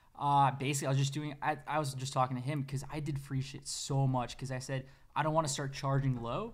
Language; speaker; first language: English; early bilingual, other home language; Spanish